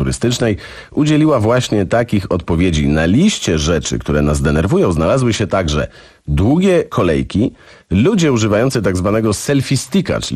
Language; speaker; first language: Polish; native; Polish